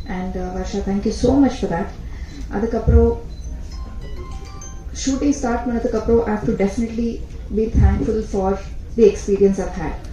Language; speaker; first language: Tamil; non-native, learner; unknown